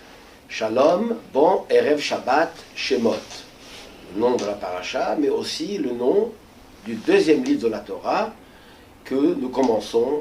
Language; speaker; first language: French; native; French